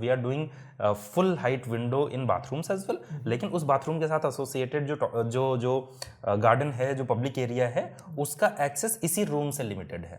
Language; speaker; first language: Hindi; native; Hindi